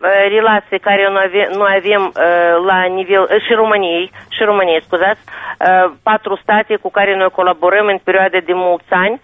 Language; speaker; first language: Romanian; non-native, local second language; Russian